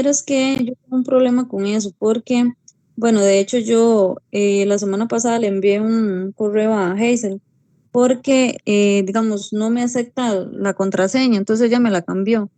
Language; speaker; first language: Spanish; native; Spanish